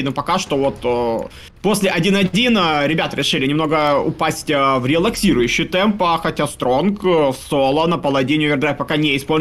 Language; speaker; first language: Russian; native; Russian